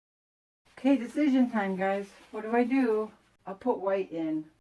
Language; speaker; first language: English; native; English